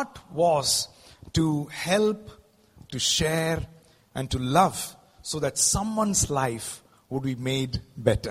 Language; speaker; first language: English; non-native, local second language; Malayalam